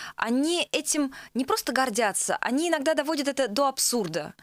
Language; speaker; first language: Russian; native; Russian